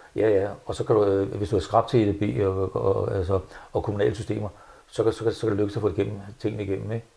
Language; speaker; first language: Danish; native; Danish